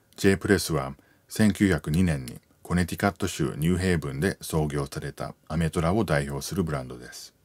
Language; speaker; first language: Japanese; non-native, fluent; English